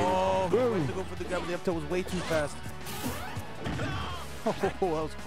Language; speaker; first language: English; native; English